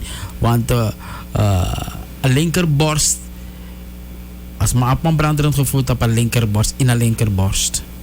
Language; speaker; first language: Dutch; native; Dutch